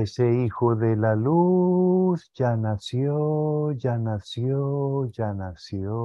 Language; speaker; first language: Spanish; native; Spanish